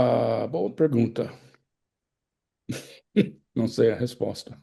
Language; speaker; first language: Portuguese; non-native, fluent; English